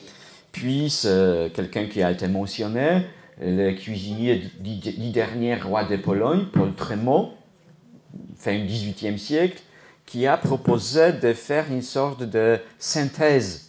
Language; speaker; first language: French; non-native, fluent; Polish